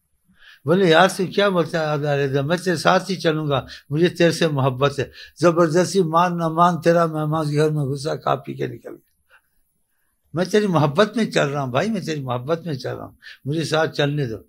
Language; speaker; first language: Urdu; native; Urdu